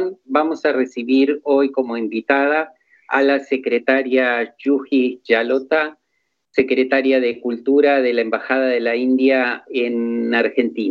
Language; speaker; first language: Spanish; native; Spanish